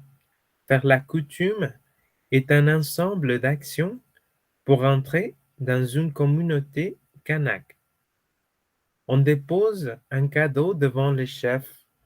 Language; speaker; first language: French; non-native, fluent; Spanish